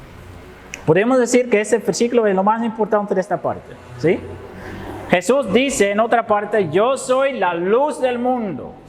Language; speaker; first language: Spanish; non-native, fluent; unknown